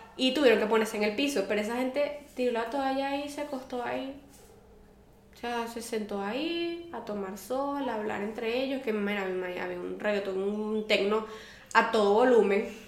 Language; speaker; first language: Spanish; native; Spanish